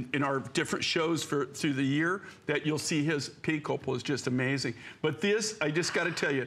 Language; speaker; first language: English; native; English